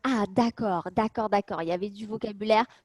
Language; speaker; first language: French; native; French